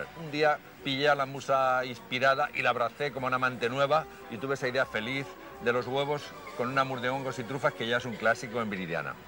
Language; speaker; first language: Spanish; native; Spanish